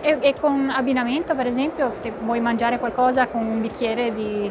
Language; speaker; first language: Italian; non-native, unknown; English